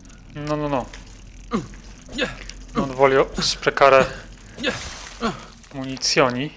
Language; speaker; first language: Italian; non-native, fluent; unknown